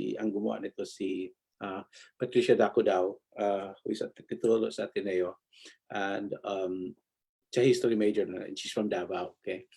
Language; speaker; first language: Filipino; non-native, local second language; Cebuano